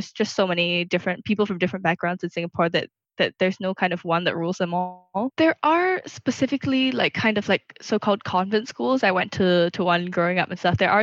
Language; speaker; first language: English; native; English